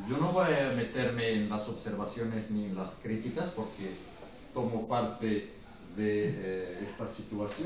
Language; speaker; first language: Spanish; non-native, fluent; Arabic